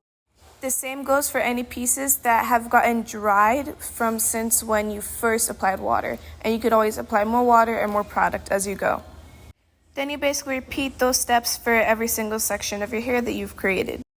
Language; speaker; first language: English; native; English